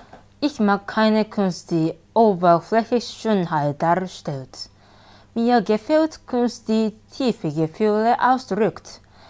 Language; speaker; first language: German; non-native, learner; Japanese